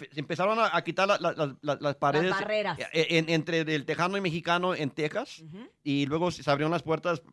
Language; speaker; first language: Spanish; early bilingual, heritage; Spanish